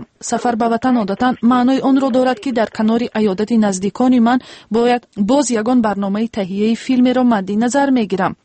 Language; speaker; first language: Persian; native; Persian